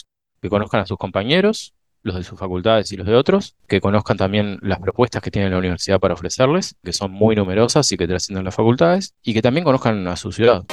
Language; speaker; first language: Spanish; native; Spanish